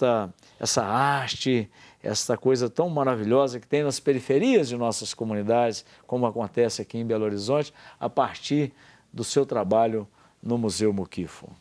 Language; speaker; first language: Portuguese; native; Portuguese